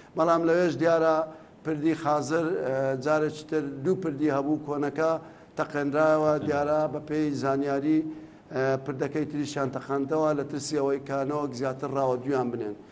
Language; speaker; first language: Central Kurdish; native; Central Kurdish